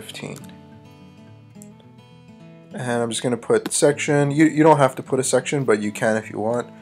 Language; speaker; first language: English; native; English